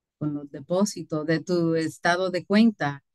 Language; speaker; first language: Spanish; non-native, fluent; English